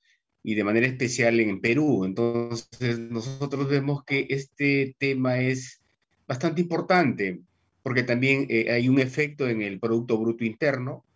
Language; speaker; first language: Spanish; native; Spanish